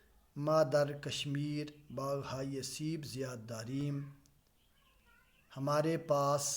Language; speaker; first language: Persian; non-native, fluent; Urdu